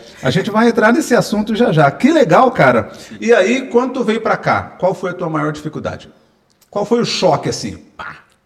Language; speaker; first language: Portuguese; native; Portuguese